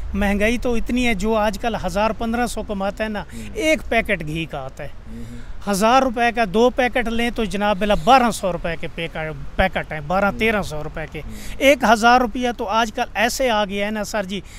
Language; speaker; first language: Urdu; non-native, fluent; Saraiki